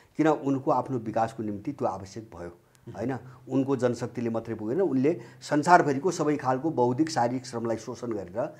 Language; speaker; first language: Nepali; native; Nepali